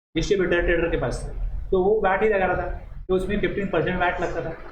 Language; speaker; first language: Hindi; non-native, local second language; Marathi